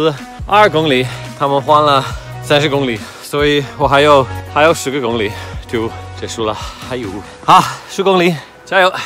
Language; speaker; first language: Chinese; non-native, learner; English